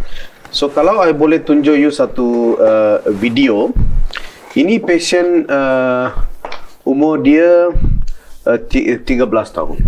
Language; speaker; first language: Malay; non-native, local second language; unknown